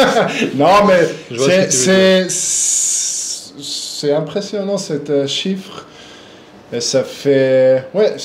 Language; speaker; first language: French; non-native, local second language; German